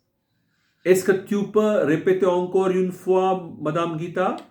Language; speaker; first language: French; non-native, fluent; Hindi